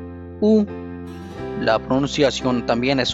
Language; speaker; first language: Spanish; non-native, fluent; Bangla